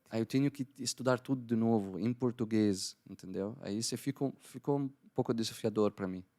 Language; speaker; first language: Portuguese; non-native, fluent; Arabic